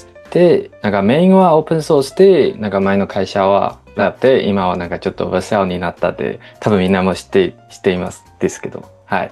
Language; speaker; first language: Japanese; non-native, learner; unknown